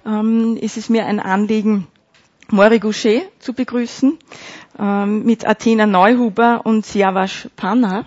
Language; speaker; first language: German; native; German